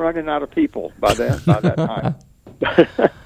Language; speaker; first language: English; native; English